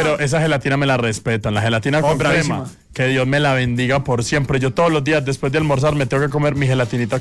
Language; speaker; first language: Spanish; native; Spanish